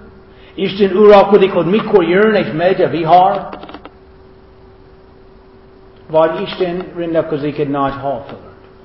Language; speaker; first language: Hungarian; non-native, fluent; English